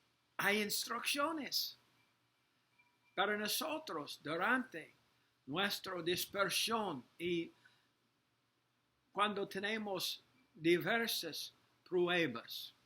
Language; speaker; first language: Spanish; non-native, learner; English